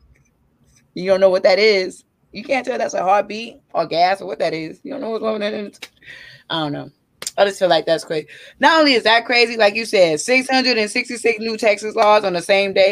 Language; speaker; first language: English; native; English